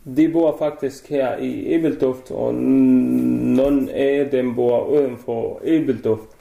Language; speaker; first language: Danish; non-native, learner; Arabic